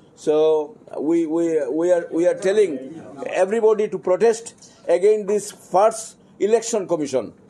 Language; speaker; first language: English; non-native, local second language; Bangla